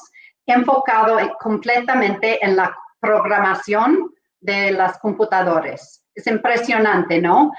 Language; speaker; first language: Spanish; non-native, fluent; English